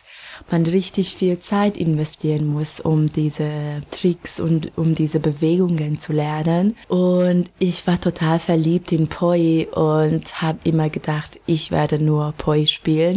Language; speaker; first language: German; non-native, fluent; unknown